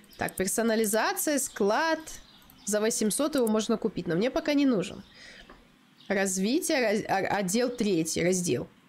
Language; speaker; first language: Russian; native; Russian